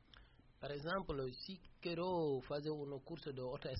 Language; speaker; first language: Spanish; non-native, learner; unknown